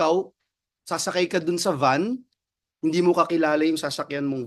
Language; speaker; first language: Filipino; native; Filipino